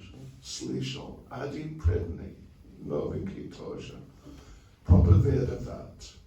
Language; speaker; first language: Russian; non-native, learner; English